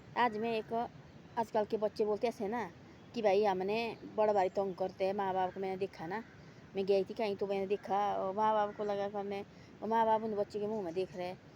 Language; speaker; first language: Hindi; non-native, local second language; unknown